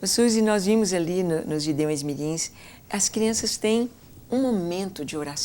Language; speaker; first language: Portuguese; native; Portuguese